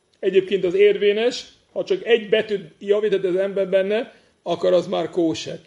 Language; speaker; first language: Hungarian; non-native, fluent; English